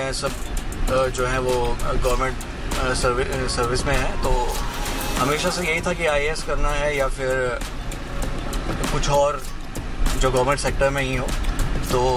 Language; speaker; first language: Hindi; native; Hindi